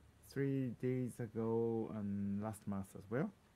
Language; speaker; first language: English; non-native, learner; Japanese